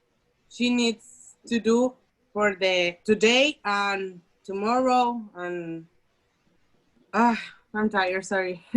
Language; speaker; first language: English; non-native, learner; Spanish